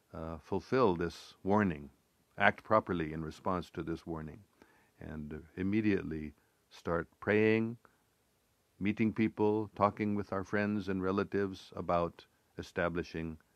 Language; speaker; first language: English; native; English